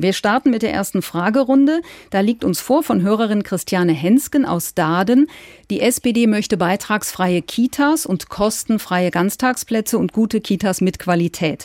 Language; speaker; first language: German; native; German